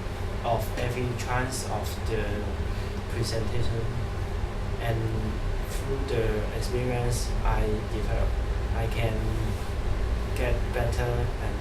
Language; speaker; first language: English; non-native, learner; Cantonese